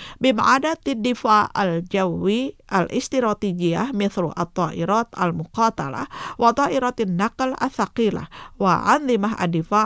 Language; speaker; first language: Arabic; non-native, fluent; Indonesian